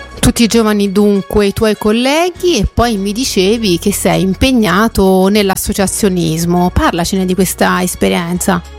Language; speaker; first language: Italian; native; Italian